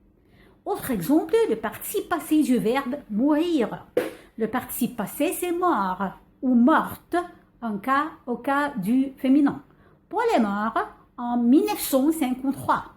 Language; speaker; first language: French; non-native, fluent; Arabic